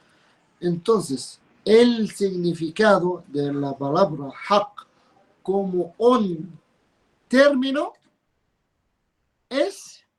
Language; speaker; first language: Spanish; non-native, fluent; Arabic